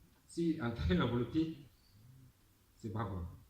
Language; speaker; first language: French; non-native, learner; Arabic